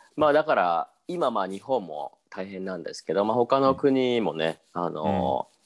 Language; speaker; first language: Japanese; native; Japanese